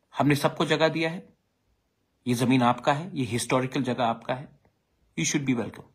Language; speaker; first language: Hindi; non-native, local second language; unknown